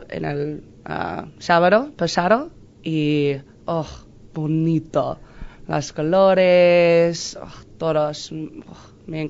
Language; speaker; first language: Spanish; non-native, learner; English